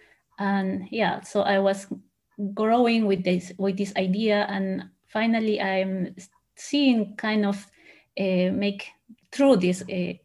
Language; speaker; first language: English; non-native, fluent; Spanish